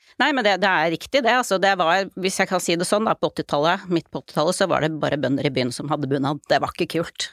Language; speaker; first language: Norwegian; native; Norwegian